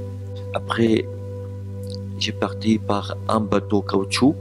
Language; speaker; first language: French; non-native, learner; Arabic